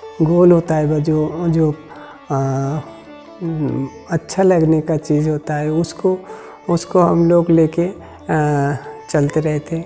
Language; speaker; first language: Hindi; non-native, local second language; Bangla